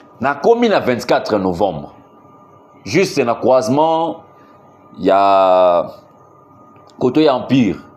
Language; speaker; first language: Lingala; native; Lingala